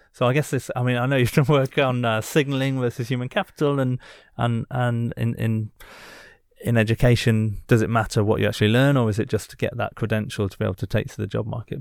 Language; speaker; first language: English; native; English